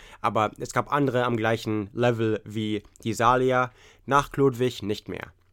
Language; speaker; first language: German; non-native, fluent; English